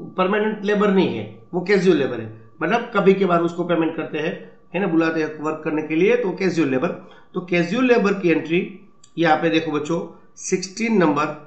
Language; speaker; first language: Hindi; non-native, local second language; Gujarati